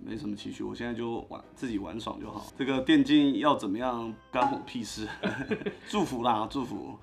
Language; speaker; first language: Chinese; native; Chinese